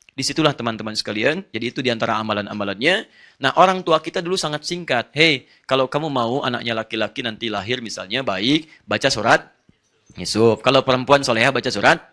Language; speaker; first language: Indonesian; non-native, fluent; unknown